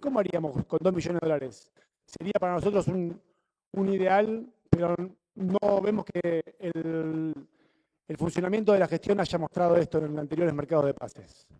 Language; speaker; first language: Spanish; native; Spanish